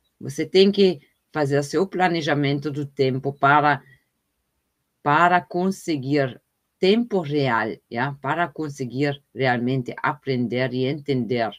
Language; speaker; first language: Portuguese; non-native, fluent; German